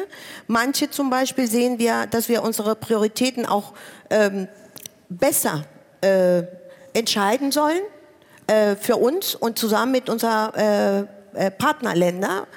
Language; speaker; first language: German; non-native, fluent; Spanish